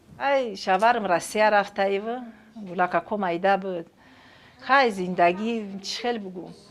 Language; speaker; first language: Tajik; non-native, fluent; Romanian